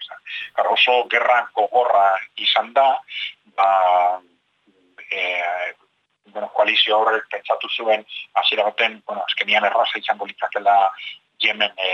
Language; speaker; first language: Basque; native; Basque